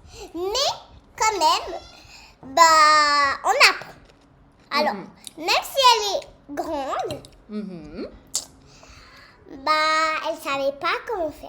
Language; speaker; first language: French; early bilingual, other home language; English